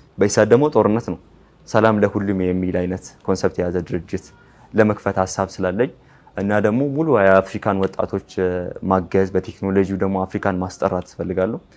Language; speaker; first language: Amharic; non-native, local second language; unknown